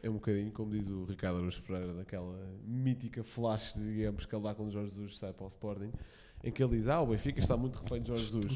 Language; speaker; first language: Portuguese; native; Portuguese